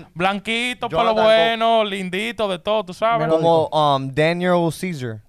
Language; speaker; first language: Spanish; native; Spanish